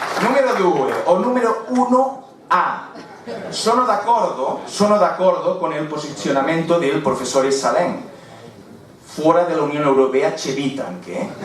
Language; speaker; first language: Italian; non-native, fluent; Catalan